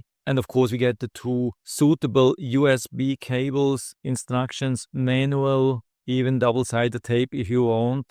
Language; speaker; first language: English; non-native, fluent; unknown